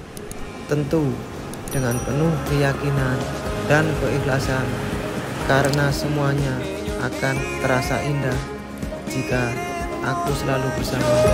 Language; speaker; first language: Indonesian; native; Indonesian